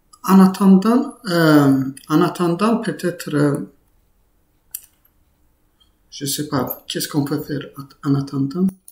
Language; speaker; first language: French; non-native, fluent; Azerbaijani